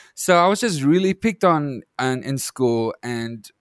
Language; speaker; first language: English; non-native, local second language; Afrikaans